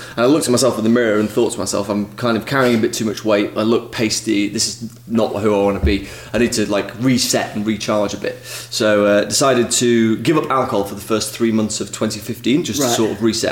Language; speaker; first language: English; native; English